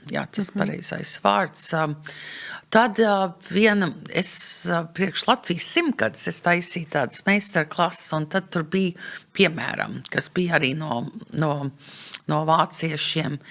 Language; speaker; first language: Latvian; early bilingual, heritage; English